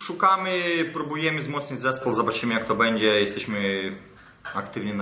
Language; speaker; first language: Polish; non-native, fluent; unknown